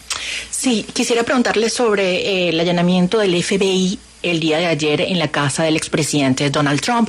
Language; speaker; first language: Spanish; native; Spanish